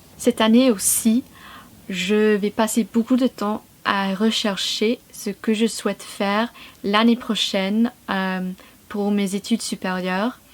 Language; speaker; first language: French; non-native, fluent; English